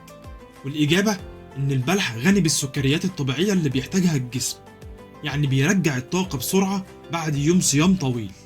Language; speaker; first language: Arabic; native; Arabic